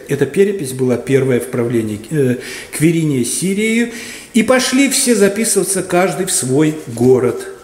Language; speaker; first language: Russian; native; Russian